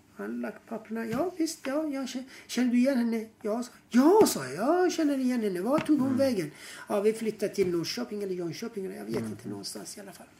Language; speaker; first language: Swedish; non-native, fluent; Persian